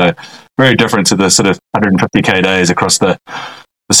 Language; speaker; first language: English; native; English